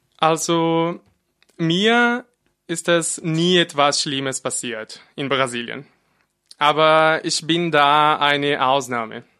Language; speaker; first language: German; non-native, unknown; Portuguese